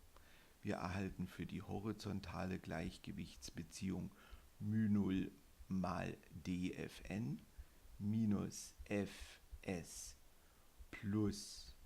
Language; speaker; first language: German; native; German